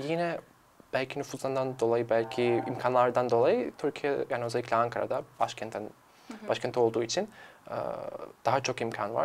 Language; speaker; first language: Turkish; non-native, fluent; Serbian